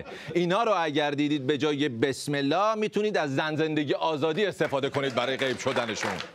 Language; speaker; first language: Persian; native; Persian